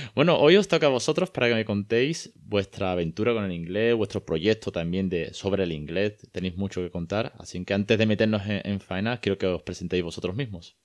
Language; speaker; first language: Spanish; native; Spanish